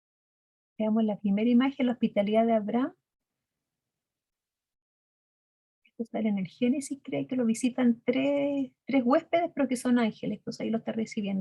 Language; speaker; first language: Spanish; native; Spanish